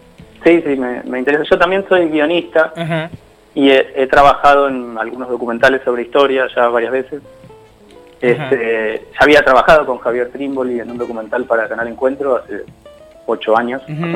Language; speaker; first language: Spanish; native; Spanish